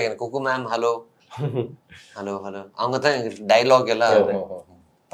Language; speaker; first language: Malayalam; non-native, learner; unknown